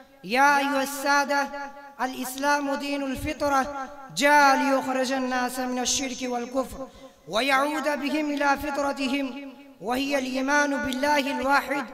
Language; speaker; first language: Arabic; non-native, learner; Urdu